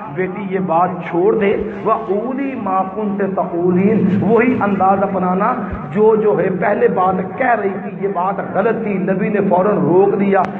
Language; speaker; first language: Urdu; non-native, local second language; Punjabi